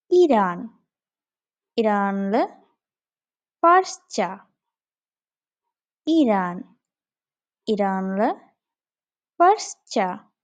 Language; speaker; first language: Turkish; non-native, fluent; Bangla